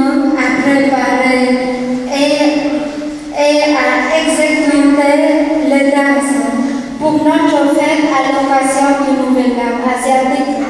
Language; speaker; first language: French; non-native, fluent; Vietnamese